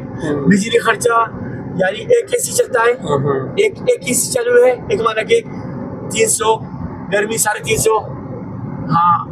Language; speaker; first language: Hindi; non-native, learner; Baluchi